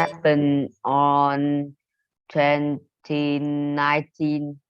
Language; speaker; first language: English; non-native, learner; Vietnamese